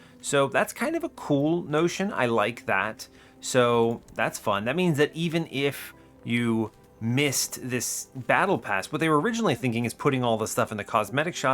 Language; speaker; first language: English; native; English